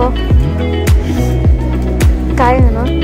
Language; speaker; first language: French; non-native, learner; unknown